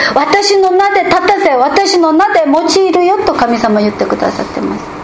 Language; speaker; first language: Japanese; non-native, fluent; Korean